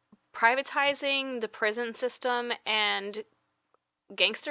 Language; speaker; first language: English; native; English